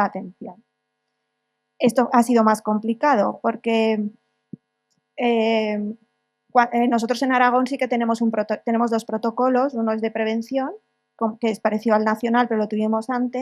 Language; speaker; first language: Spanish; native; Spanish